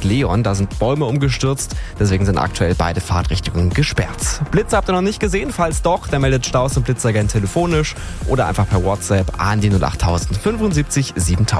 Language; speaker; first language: German; native; German